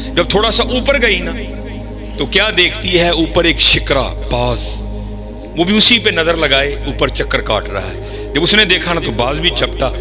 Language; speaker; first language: Urdu; non-native, local second language; Punjabi